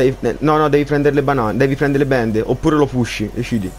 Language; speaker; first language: Italian; native; Italian